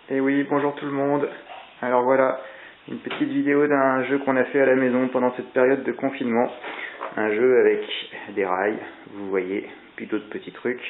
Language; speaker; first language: French; native; French